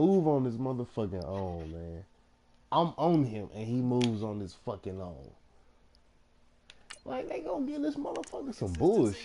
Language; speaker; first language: English; native; English